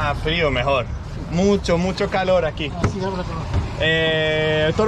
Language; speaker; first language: Spanish; non-native, learner; Danish